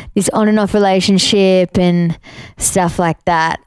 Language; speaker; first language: English; native; English